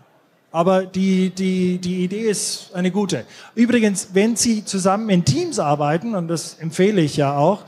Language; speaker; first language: German; non-native, fluent; English